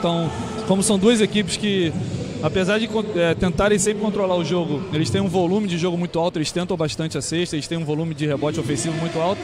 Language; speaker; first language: Portuguese; native; Portuguese